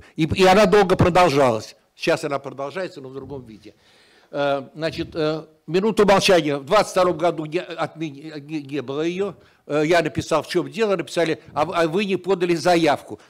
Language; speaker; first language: Russian; native; Russian